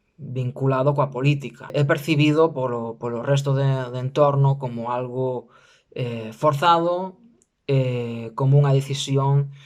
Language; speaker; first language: Galician; non-native, local second language; Spanish